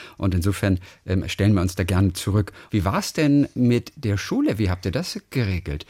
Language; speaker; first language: German; native; German